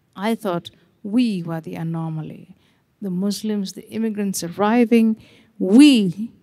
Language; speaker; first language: English; non-native, fluent; Somali